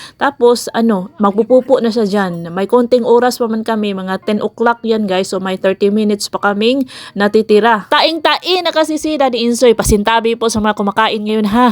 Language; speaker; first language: Filipino; non-native, local second language; Cebuano